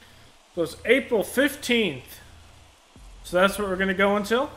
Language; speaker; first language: English; native; English